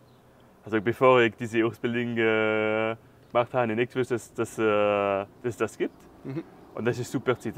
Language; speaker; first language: German; non-native, local second language; French